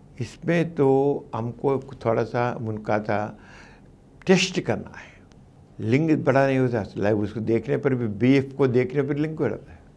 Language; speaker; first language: Hindi; non-native, local second language; Telugu